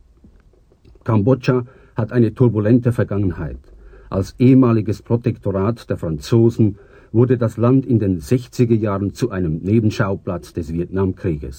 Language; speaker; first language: German; native; German